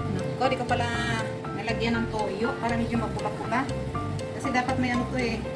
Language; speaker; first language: Filipino; non-native, local second language; Cebuano